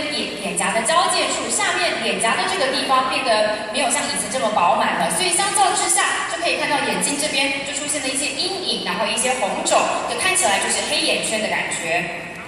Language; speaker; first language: Chinese; native; Chinese